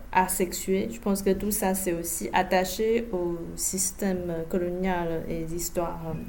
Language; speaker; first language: French; non-native, fluent; Chinese